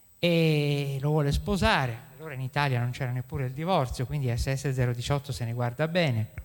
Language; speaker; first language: Italian; native; Italian